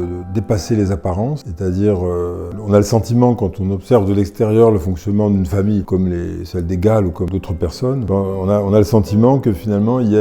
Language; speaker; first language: French; native; French